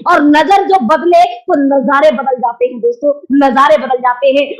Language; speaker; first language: Hindi; native; Hindi